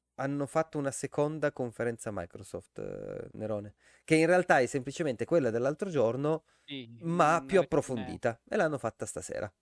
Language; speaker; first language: Italian; native; Italian